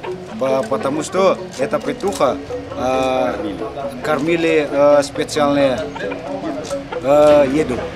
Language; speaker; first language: Russian; non-native, learner; Indonesian